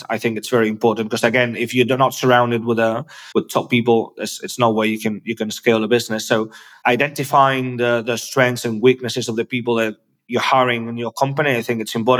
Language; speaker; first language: English; non-native, fluent; Spanish